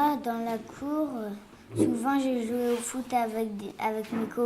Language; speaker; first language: French; native; French